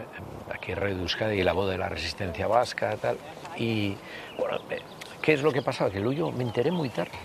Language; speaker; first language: Spanish; native; Spanish